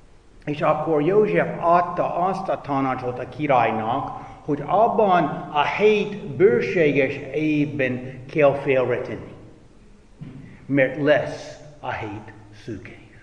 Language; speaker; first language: Hungarian; non-native, fluent; English